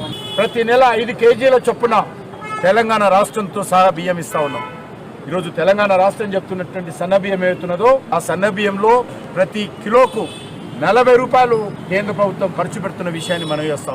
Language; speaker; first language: Telugu; native; Telugu